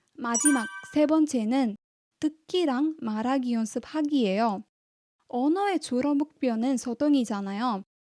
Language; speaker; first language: Korean; non-native, fluent; Tamil